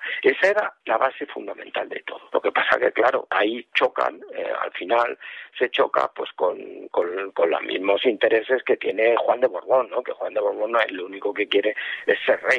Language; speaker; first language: Spanish; native; Spanish